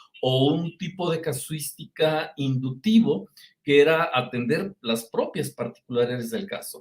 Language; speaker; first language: Spanish; native; Spanish